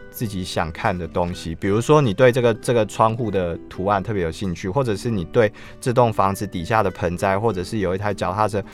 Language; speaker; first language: Chinese; native; Chinese